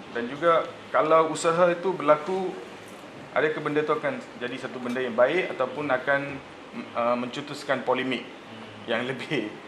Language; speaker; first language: Malay; non-native, local second language; Tamil